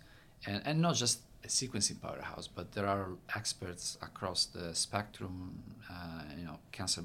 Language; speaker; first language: English; non-native, fluent; Italian